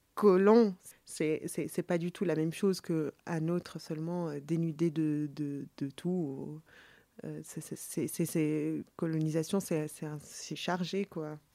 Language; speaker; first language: French; non-native, local second language; Arabic